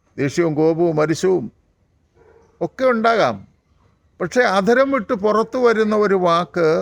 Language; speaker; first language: Malayalam; native; Malayalam